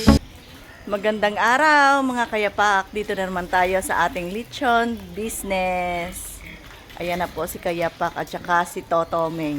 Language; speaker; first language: Filipino; non-native, local second language; Cebuano